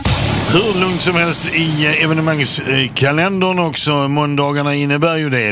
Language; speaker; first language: Swedish; native; Swedish